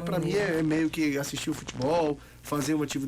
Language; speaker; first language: Portuguese; native; Portuguese